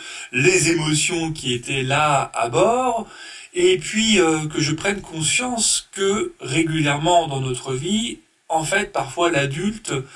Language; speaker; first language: French; native; French